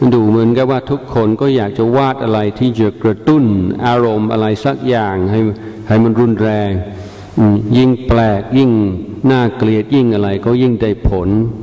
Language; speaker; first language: Thai; non-native, fluent; English